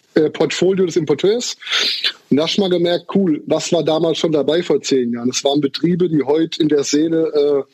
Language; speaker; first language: German; native; German